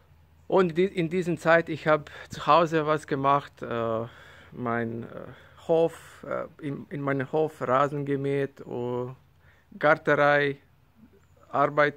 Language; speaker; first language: German; non-native, learner; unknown